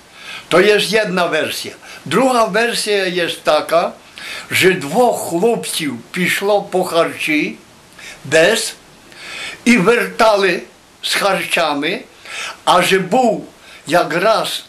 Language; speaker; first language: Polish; non-native, local second language; Ukrainian